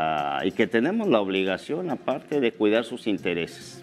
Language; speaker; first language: Spanish; native; Spanish